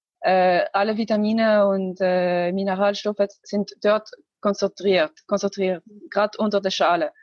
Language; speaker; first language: German; non-native, learner; Arabic